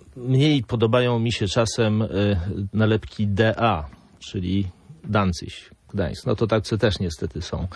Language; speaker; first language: Polish; native; Polish